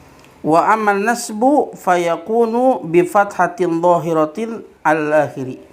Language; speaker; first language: Arabic; non-native, fluent; Sundanese